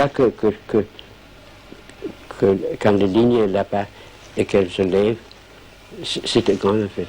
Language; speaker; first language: French; non-native, fluent; Danish